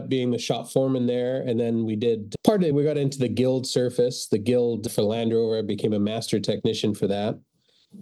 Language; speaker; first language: English; native; English